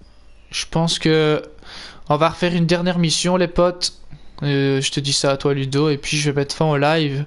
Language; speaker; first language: French; native; French